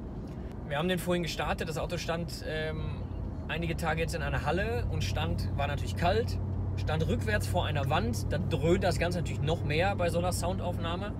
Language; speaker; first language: German; native; German